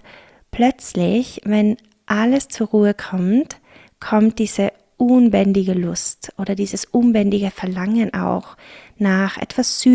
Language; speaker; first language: German; native; German